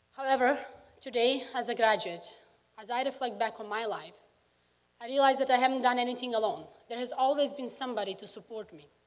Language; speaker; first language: English; early bilingual, other home language; Bosnian